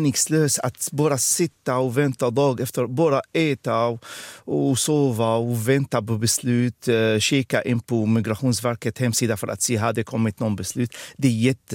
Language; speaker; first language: Swedish; non-native, fluent; Arabic